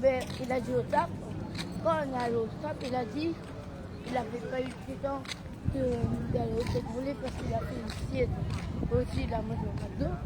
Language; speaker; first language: French; early bilingual, other home language; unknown